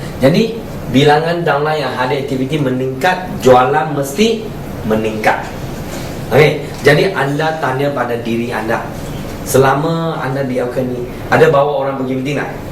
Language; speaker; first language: Malay; non-native, local second language; Chinese